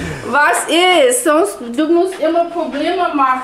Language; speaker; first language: German; non-native, learner; English